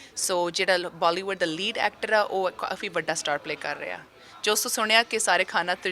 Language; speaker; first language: Punjabi; early bilingual, heritage; Punjabi